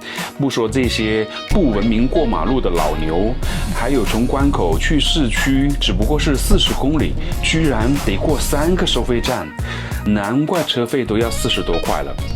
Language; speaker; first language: Chinese; native; Chinese